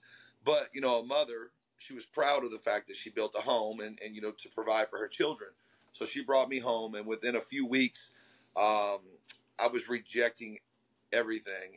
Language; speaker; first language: English; native; English